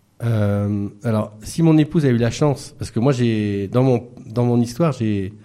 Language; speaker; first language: French; native; French